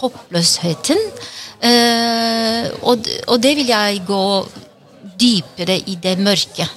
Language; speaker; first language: Norwegian; non-native, fluent; Turkish